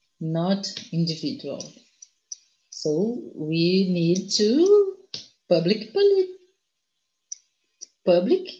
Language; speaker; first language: English; non-native, learner; Portuguese